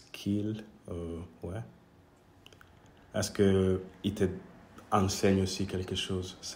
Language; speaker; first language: French; non-native, learner; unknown